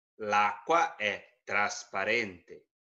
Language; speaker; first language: Italian; non-native, fluent; Portuguese